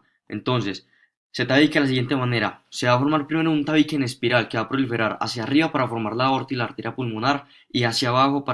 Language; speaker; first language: Spanish; native; Spanish